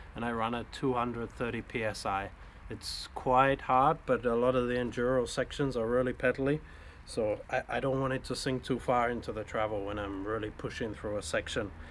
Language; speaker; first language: English; native; English